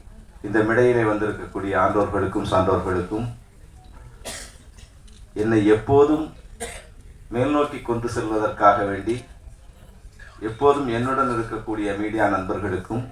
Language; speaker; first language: Tamil; native; Tamil